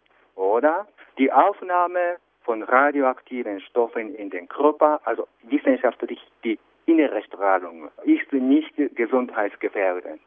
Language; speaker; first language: German; non-native, fluent; Japanese